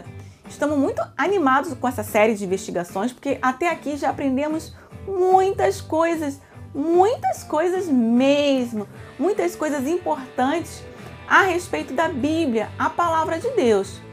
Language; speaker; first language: Portuguese; native; Portuguese